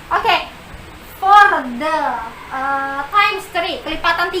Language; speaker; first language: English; non-native, fluent; Indonesian